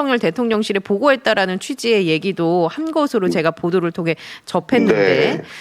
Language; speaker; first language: Korean; native; Korean